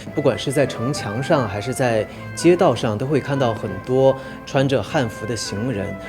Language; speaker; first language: Chinese; native; Chinese